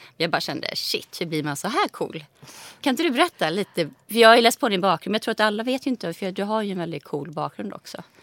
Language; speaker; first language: Swedish; early bilingual, other home language; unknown